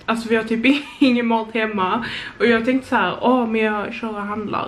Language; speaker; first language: Swedish; native; Swedish